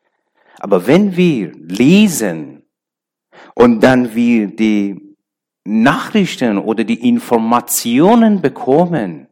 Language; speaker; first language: German; non-native, learner; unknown